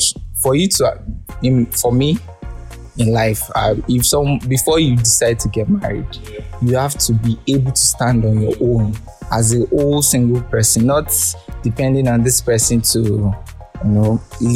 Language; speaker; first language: English; non-native, local second language; Yoruba